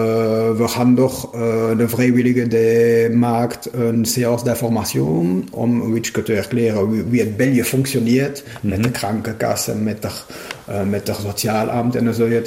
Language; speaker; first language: German; non-native, local second language; French